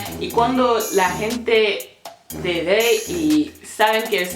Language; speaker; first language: Spanish; non-native, fluent; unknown